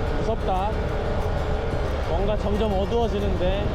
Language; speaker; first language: Korean; native; Korean